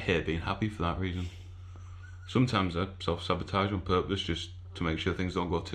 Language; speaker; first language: English; native; English